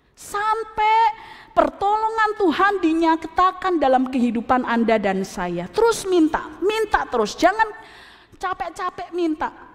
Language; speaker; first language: Indonesian; native; Indonesian